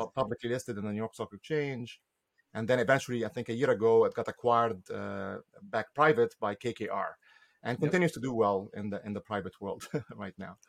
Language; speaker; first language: English; non-native, fluent; Arabic